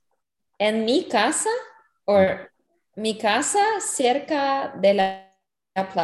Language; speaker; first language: Spanish; non-native, learner; English